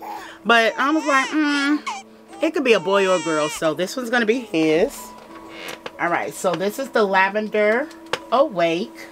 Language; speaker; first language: English; native; English